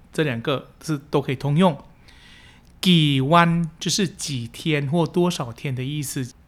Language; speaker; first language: Chinese; early bilingual, heritage; Chinese